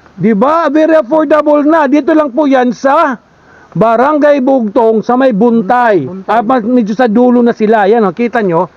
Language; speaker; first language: Filipino; non-native, local second language; Waray